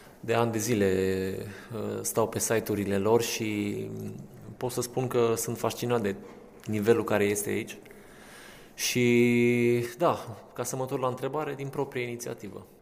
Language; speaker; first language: Romanian; native; Romanian